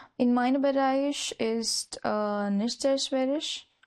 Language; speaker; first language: German; non-native, learner; Marathi